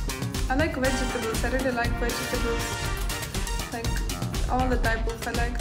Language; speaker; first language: English; non-native, fluent; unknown